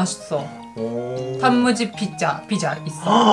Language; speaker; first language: Korean; non-native, learner; Japanese